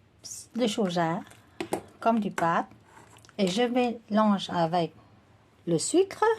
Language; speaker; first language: French; non-native, learner; Vietnamese